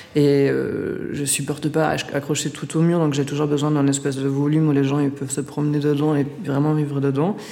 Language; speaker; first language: French; non-native, fluent; German